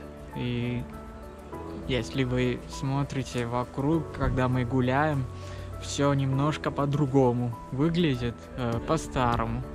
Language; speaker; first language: Russian; non-native, learner; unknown